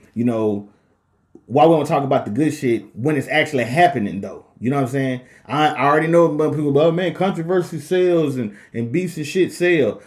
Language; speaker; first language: English; native; English